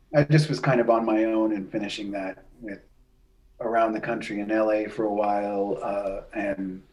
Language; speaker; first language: English; native; English